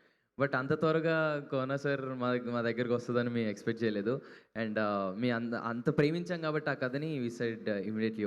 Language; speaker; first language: Telugu; native; Telugu